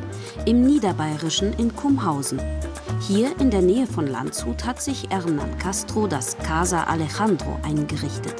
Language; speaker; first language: German; native; German